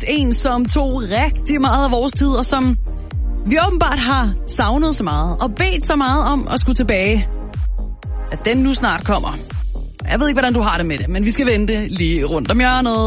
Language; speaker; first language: Danish; native; Danish